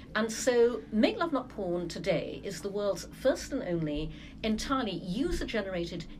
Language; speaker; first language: English; early bilingual, other home language; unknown